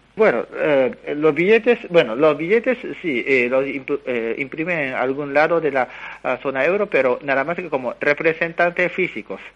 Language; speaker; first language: Spanish; non-native, fluent; Japanese